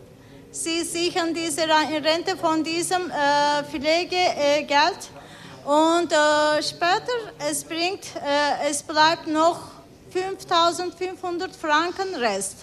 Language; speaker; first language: German; non-native, learner; Turkish